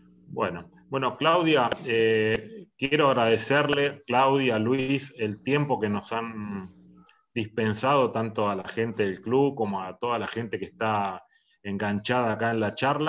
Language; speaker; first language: Spanish; native; Spanish